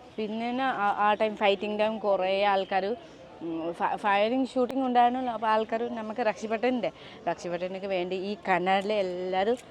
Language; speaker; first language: Malayalam; non-native, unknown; Nepali